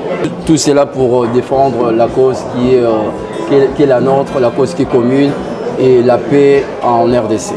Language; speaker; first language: French; early bilingual, other home language; Lingala